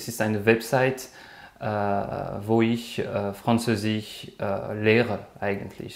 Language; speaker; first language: German; non-native, learner; French